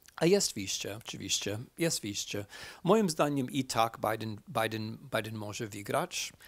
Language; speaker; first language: Polish; non-native, fluent; English